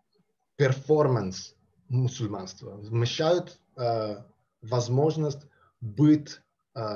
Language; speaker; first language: Russian; non-native, fluent; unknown